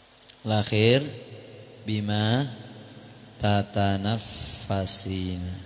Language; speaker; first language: Arabic; non-native, fluent; Indonesian